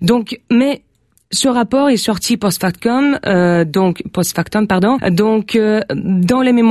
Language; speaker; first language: French; non-native, fluent; Russian